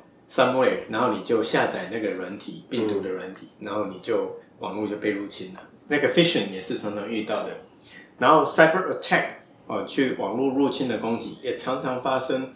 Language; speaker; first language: Chinese; native; Chinese